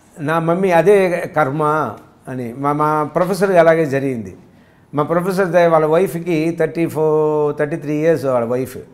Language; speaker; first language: Telugu; native; Telugu